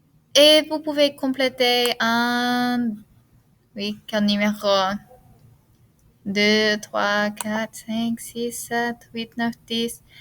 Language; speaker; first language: French; non-native, fluent; English